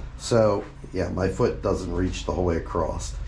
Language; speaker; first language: English; native; English